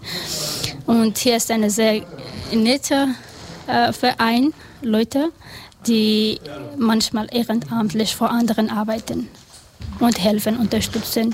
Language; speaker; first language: German; non-native, learner; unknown